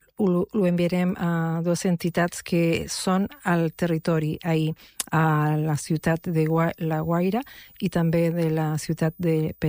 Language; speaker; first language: Catalan; non-native, local second language; Spanish